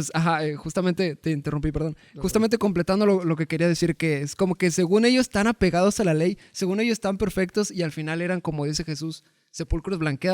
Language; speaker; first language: Spanish; native; Spanish